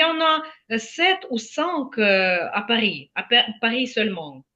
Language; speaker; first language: French; non-native, fluent; Ukrainian